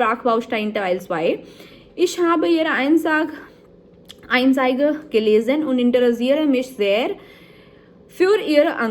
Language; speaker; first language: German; non-native, learner; Punjabi